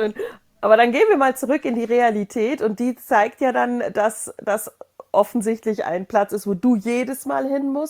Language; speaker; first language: German; native; German